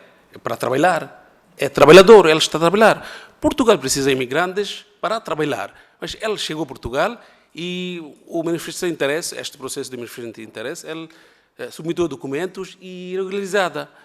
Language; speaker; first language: Portuguese; non-native, learner; Bangla